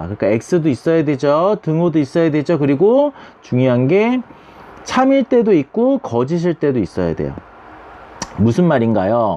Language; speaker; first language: Korean; native; Korean